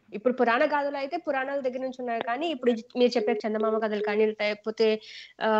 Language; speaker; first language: Telugu; native; Telugu